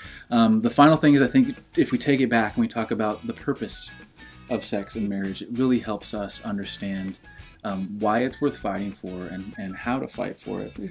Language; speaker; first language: English; native; English